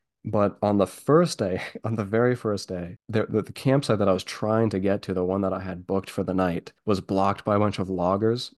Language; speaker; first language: English; native; English